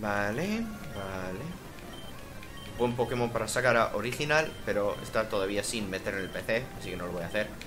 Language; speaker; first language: Spanish; native; Spanish